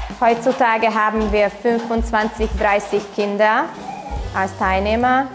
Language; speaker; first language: German; non-native, local second language; Hungarian